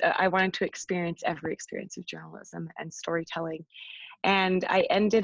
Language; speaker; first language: English; native; English